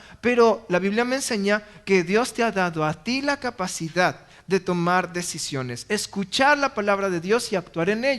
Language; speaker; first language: Spanish; native; Spanish